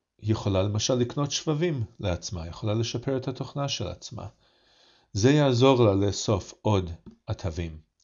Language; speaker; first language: Hebrew; non-native, fluent; English